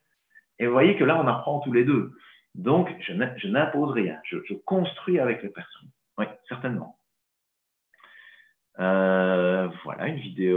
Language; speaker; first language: French; native; French